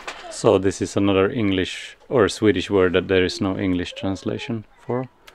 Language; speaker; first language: English; non-native, fluent; Swedish